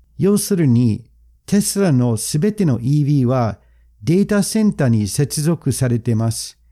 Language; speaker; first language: Japanese; non-native, fluent; English